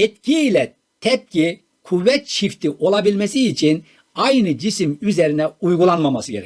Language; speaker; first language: Turkish; native; Turkish